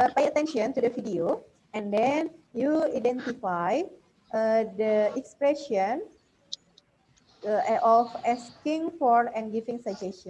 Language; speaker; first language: English; non-native, fluent; Indonesian